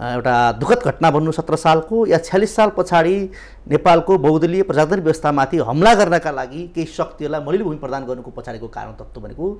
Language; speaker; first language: Nepali; native; Nepali